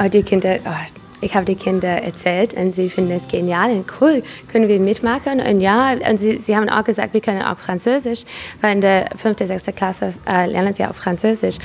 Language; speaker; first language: German; non-native, fluent; English